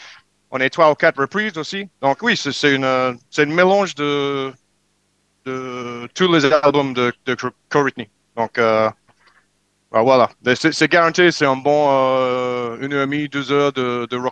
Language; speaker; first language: French; non-native, learner; English